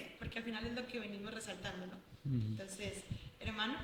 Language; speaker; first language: Spanish; native; Spanish